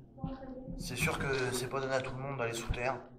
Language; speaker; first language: French; native; French